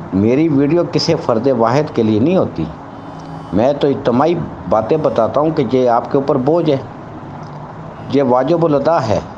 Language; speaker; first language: Urdu; native; Urdu